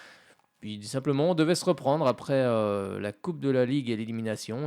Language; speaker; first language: French; native; French